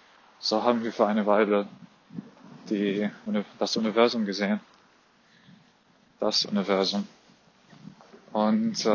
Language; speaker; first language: German; non-native, fluent; Arabic